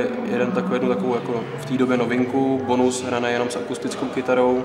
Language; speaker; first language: Czech; native; Czech